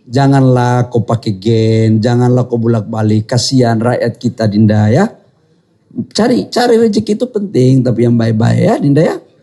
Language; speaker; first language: Indonesian; native; Indonesian